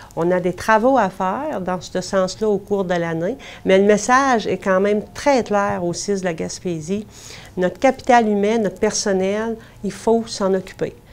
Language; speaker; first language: French; native; French